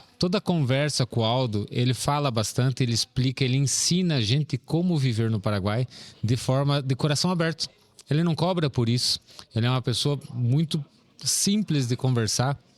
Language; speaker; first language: Portuguese; native; Portuguese